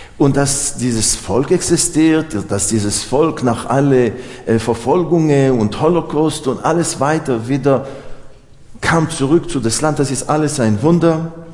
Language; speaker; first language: German; non-native, fluent; Hebrew